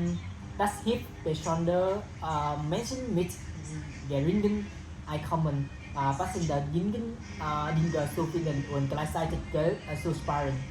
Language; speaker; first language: German; non-native, learner; Vietnamese